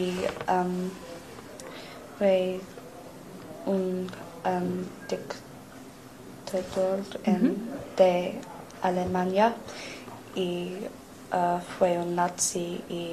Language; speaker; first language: Spanish; non-native, learner; English